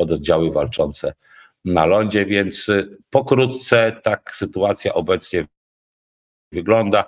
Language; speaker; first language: Polish; native; Polish